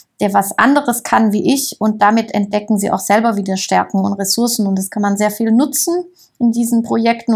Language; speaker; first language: German; native; German